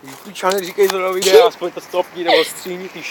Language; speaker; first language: Czech; native; Czech